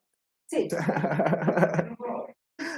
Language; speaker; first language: Spanish; native; Spanish